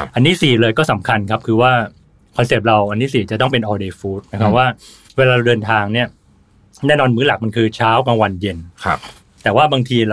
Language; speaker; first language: Thai; native; Thai